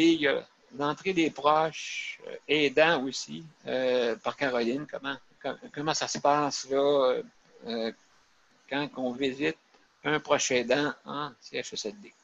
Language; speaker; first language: French; native; French